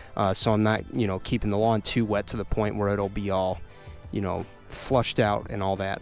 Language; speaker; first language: English; native; English